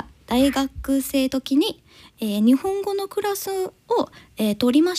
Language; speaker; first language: Japanese; non-native, learner; English